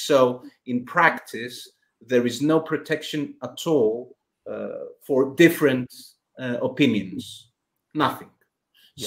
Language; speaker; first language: English; non-native, fluent; Greek